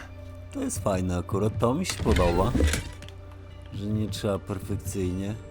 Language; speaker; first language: Polish; native; Polish